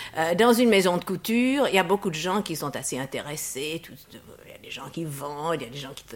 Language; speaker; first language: French; non-native, fluent; English